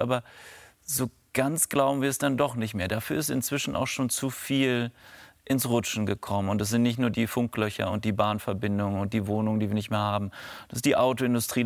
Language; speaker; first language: German; native; German